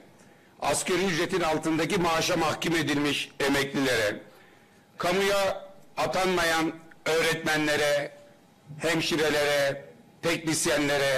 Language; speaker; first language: Turkish; native; Turkish